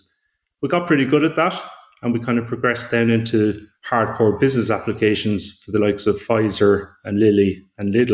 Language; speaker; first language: English; native; English